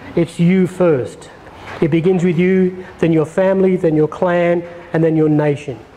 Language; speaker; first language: English; native; English